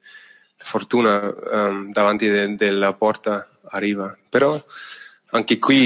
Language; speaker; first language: Italian; non-native, fluent; German